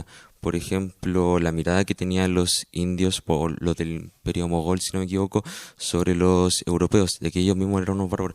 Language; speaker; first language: Spanish; native; Spanish